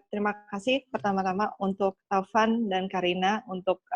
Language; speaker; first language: Indonesian; early bilingual, other home language; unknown